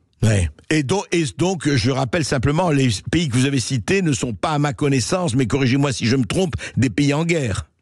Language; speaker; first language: French; native; French